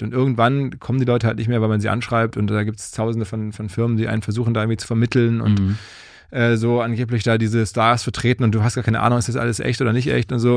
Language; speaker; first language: German; native; German